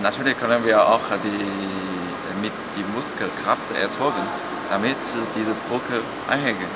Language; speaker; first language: German; non-native, learner; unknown